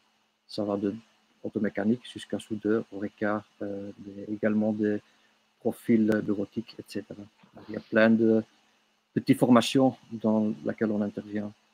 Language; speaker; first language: French; non-native, local second language; Dutch